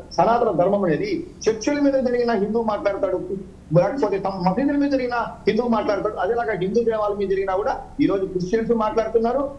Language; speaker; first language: Telugu; native; Telugu